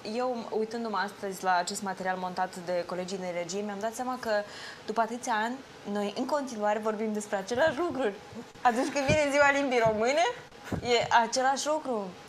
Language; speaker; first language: Romanian; native; Romanian